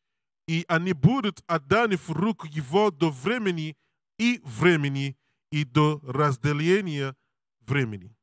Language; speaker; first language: Russian; non-native, learner; English